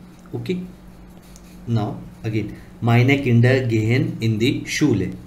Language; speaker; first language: German; non-native, learner; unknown